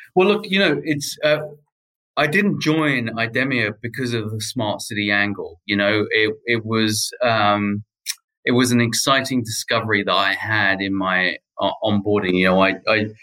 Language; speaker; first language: English; native; English